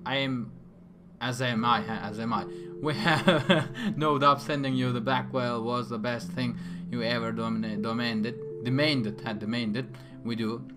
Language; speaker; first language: English; non-native, learner; Turkish